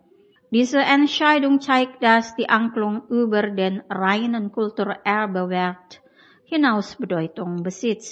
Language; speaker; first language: German; non-native, fluent; Indonesian